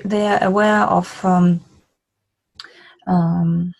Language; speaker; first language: English; non-native, learner; Russian